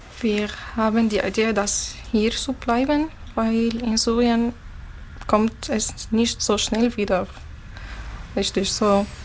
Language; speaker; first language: German; non-native, learner; Arabic